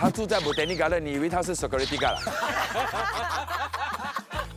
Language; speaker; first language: Chinese; native; Chinese